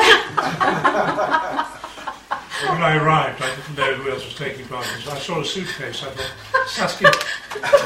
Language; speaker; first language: English; native; English